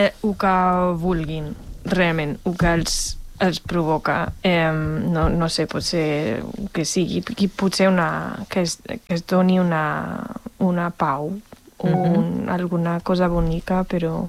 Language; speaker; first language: Catalan; non-native, fluent; German